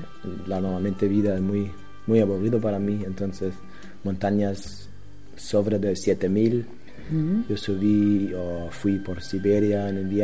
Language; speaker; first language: Spanish; non-native, learner; German